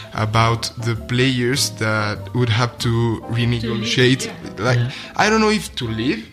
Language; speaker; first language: English; non-native, fluent; Spanish